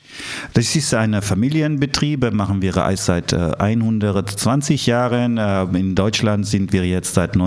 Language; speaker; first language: German; early bilingual, other home language; Italian